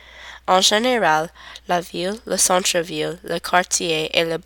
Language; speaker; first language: French; non-native, learner; English